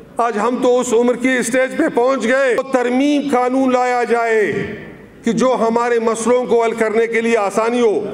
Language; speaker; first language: Urdu; non-native, local second language; Baluchi